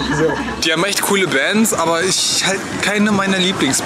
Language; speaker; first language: German; native; German